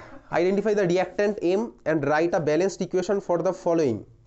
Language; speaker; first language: English; non-native, local second language; Bangla